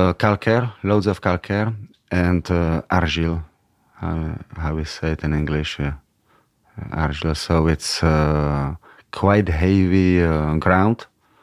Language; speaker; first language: English; non-native, learner; Czech